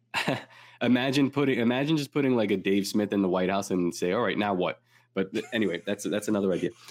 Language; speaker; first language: English; native; English